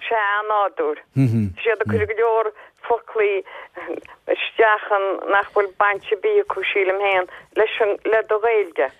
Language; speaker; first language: Irish; native; Irish